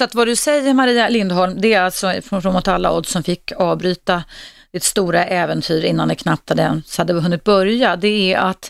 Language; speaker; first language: Swedish; native; Swedish